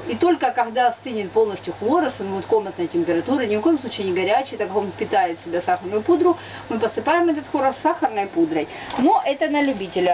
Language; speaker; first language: Russian; native; Russian